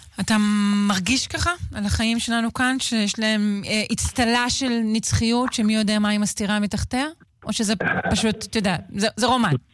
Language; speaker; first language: Hebrew; native; Hebrew